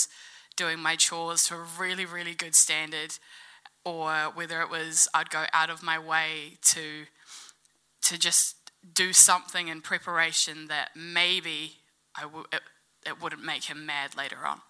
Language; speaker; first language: English; native; English